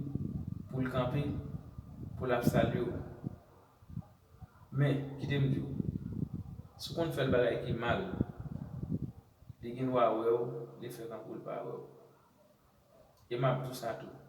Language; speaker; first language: French; non-native, learner; Haitian Creole